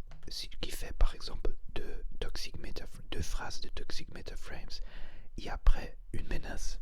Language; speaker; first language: French; non-native, learner; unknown